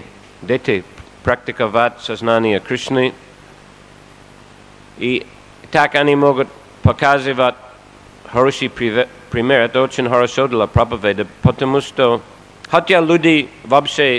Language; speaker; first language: Russian; non-native, fluent; English